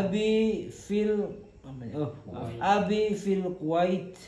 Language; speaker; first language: Arabic; non-native, fluent; Indonesian